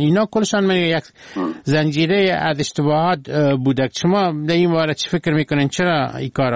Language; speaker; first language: Persian; native; Persian